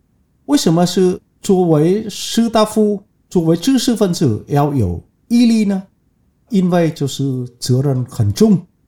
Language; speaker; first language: Chinese; non-native, fluent; Vietnamese